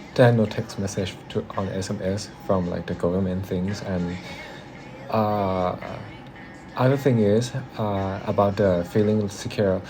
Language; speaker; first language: English; non-native, fluent; Thai